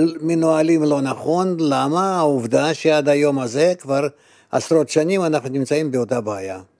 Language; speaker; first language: Hebrew; non-native, fluent; Russian